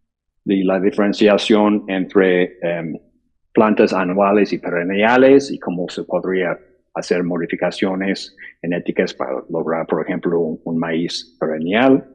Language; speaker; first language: Spanish; non-native, fluent; English